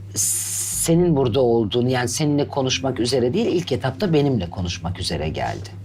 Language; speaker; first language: Turkish; native; Turkish